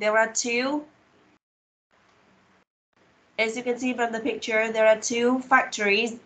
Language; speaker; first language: English; non-native, fluent; Vietnamese